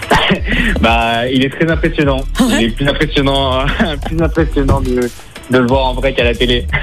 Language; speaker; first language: French; native; French